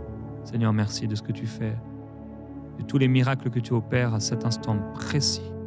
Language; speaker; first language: French; native; French